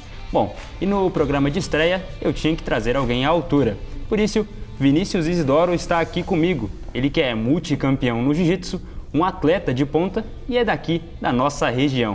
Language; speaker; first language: Portuguese; native; Portuguese